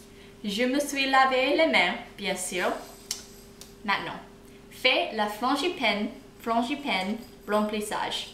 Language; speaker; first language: French; non-native, learner; English